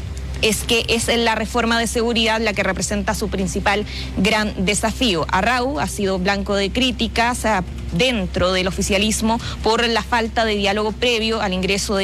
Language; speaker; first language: Spanish; native; Spanish